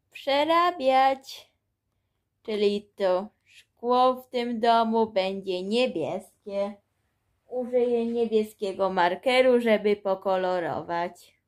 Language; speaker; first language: Polish; early bilingual, heritage; Polish